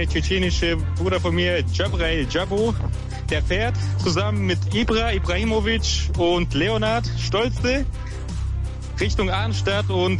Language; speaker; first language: German; native; German